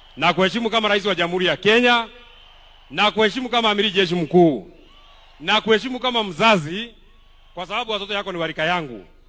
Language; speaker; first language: Swahili; non-native, local second language; Kikuyu